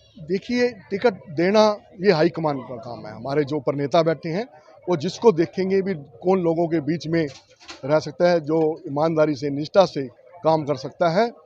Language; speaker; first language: Hindi; native; Hindi